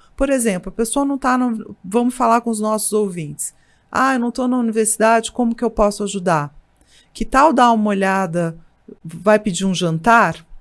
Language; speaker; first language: Portuguese; native; Portuguese